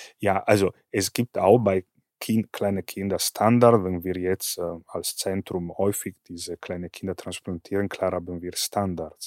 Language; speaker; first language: German; non-native, fluent; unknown